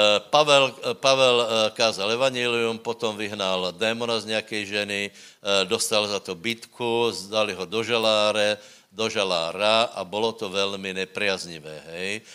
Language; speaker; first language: Czech; non-native, local second language; Slovak